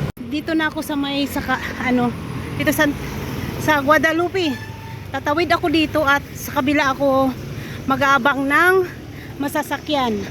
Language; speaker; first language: Filipino; non-native, local second language; Cebuano